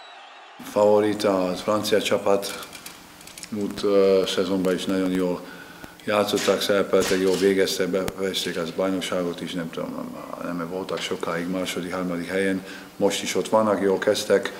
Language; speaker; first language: Hungarian; non-native, fluent; Slovak